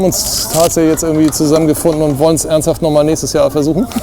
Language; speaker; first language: German; native; German